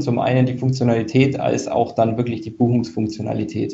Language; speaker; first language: German; native; German